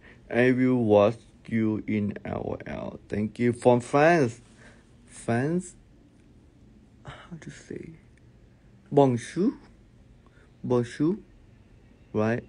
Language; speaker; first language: English; non-native, learner; Thai